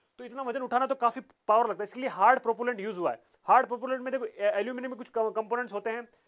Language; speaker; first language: Hindi; native; Hindi